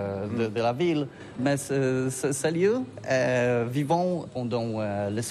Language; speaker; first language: French; non-native, learner; Polish